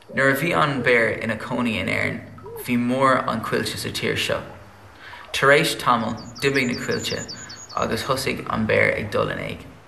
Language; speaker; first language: Irish; non-native, local second language; English